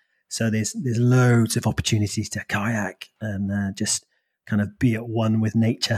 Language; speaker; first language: English; native; English